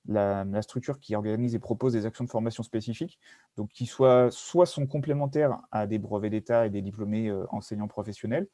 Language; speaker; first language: French; native; French